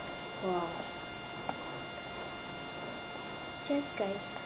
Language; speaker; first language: Hindi; non-native, local second language; Tibetan